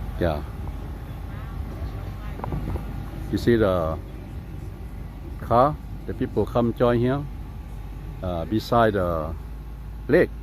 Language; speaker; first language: English; non-native, fluent; Lao